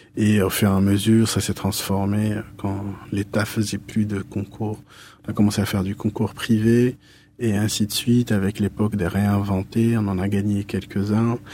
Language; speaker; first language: French; non-native, local second language; Arabic